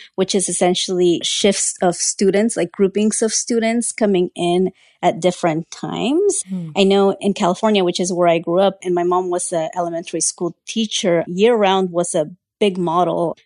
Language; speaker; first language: English; early bilingual, other home language; Spanish